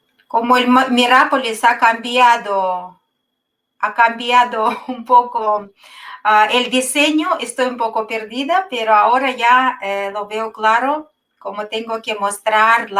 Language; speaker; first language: Spanish; non-native, fluent; Russian